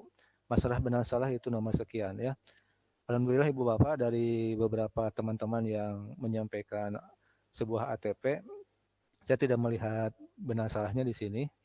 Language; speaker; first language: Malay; non-native, local second language; Sundanese